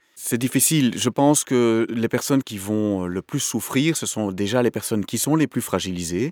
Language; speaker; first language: French; native; French